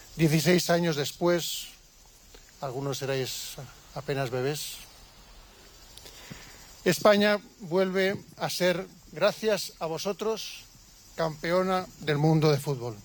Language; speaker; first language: Spanish; native; Spanish